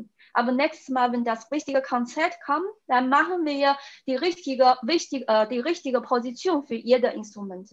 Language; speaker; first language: German; non-native, fluent; Chinese